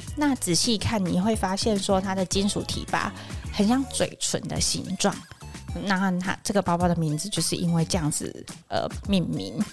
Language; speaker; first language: Chinese; native; Chinese